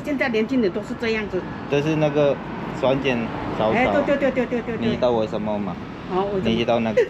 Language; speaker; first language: Chinese; non-native, learner; Filipino